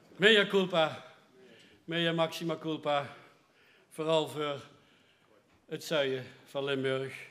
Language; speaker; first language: Dutch; native; Dutch